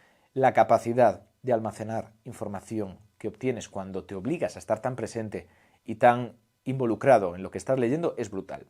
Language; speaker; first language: Spanish; native; Spanish